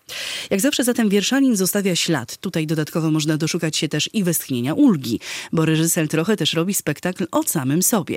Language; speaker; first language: Polish; native; Polish